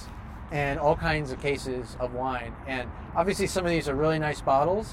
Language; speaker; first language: English; native; English